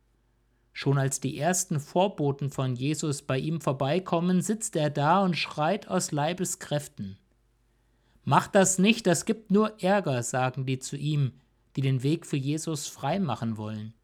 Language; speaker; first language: German; native; German